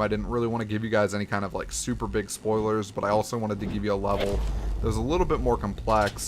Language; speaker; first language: English; native; English